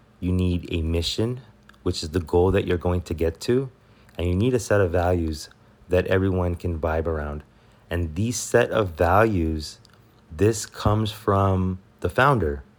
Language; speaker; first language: English; early bilingual, other home language; Spanish